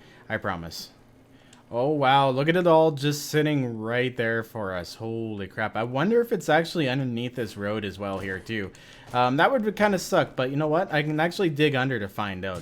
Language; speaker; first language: English; native; English